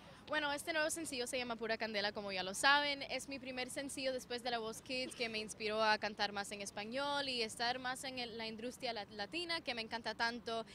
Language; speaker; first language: Spanish; early bilingual, other home language; English